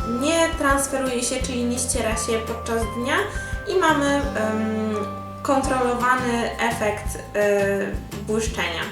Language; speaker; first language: Polish; native; Polish